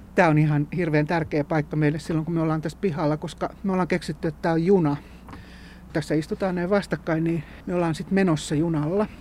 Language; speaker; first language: Finnish; native; Finnish